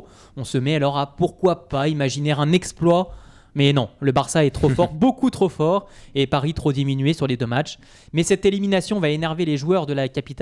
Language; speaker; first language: French; native; French